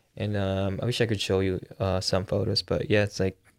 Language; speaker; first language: English; non-native, local second language; Filipino